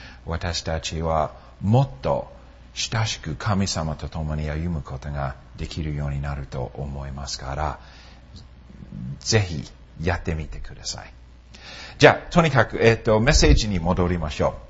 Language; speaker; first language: Japanese; non-native, fluent; English